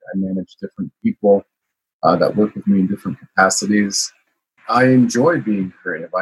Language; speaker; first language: English; native; English